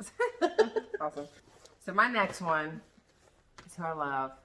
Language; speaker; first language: English; native; English